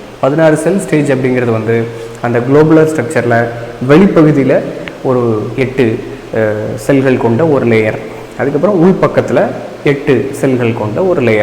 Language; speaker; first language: Tamil; native; Tamil